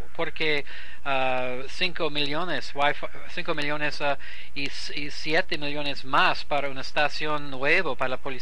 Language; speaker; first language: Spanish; non-native, learner; English